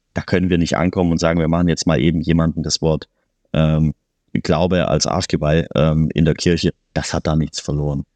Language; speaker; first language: German; native; German